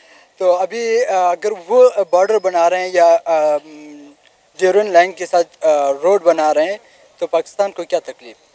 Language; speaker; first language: Hindi; non-native, local second language; Pashto